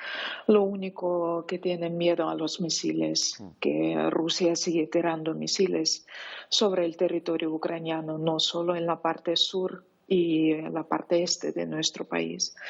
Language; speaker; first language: Spanish; non-native, fluent; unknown